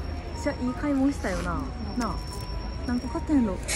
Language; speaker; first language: Japanese; native; Japanese